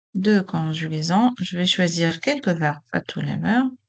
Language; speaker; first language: French; non-native, local second language; Arabic